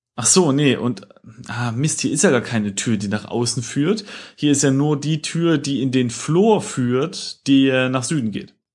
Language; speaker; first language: German; native; German